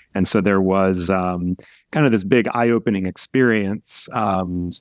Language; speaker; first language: English; native; English